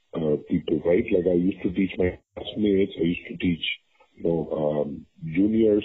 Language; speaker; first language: English; non-native, local second language; Tamil